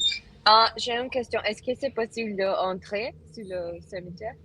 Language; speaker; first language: French; non-native, learner; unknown